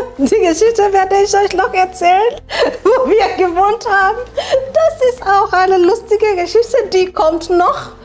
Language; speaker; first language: German; non-native, fluent; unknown